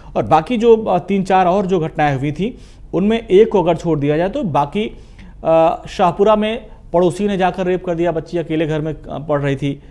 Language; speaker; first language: Hindi; native; Hindi